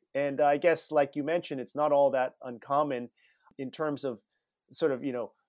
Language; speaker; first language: English; native; English